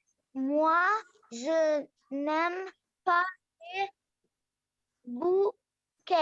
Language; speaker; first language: French; non-native, learner; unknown